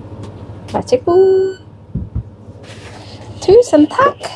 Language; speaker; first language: Norwegian; non-native, learner; Thai